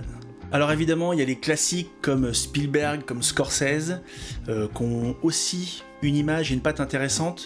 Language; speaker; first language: French; native; French